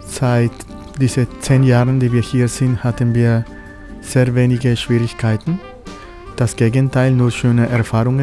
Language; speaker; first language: German; non-native, fluent; Spanish